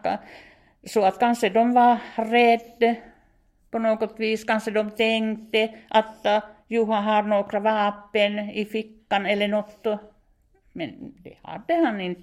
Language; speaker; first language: Swedish; non-native, fluent; Finnish